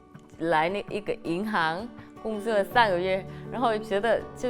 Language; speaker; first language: Chinese; non-native, learner; Vietnamese